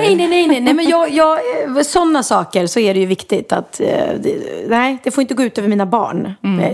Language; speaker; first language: Swedish; native; Swedish